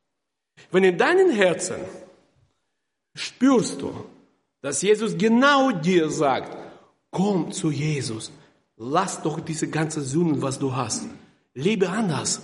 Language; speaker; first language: German; non-native, fluent; Russian